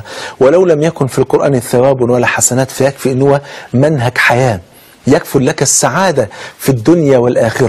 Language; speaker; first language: Arabic; native; Arabic